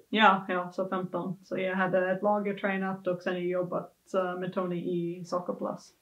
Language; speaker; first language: Swedish; non-native, fluent; English